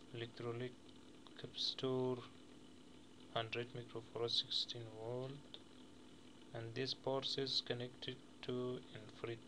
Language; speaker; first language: English; non-native, learner; Persian